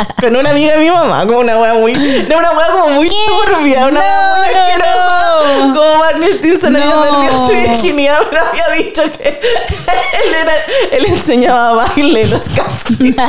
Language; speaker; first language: Spanish; native; Spanish